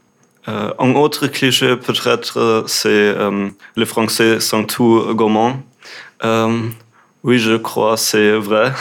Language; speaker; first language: French; non-native, learner; German